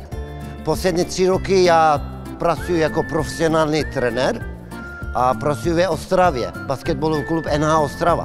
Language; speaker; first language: Czech; non-native, learner; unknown